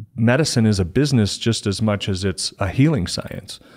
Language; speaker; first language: English; native; English